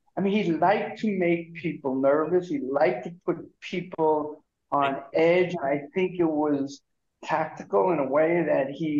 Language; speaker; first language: English; native; English